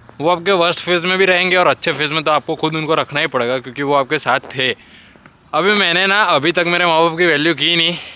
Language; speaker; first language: Hindi; non-native, local second language; Gujarati